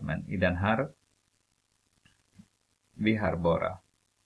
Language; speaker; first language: Swedish; non-native, fluent; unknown